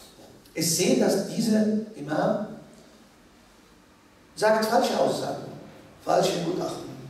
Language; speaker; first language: German; non-native, fluent; Arabic